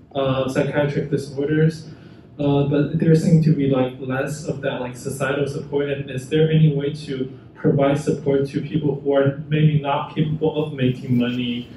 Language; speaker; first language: English; non-native, fluent; Chinese